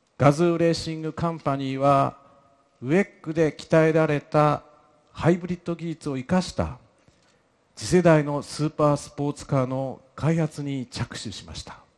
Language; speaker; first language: Japanese; native; Japanese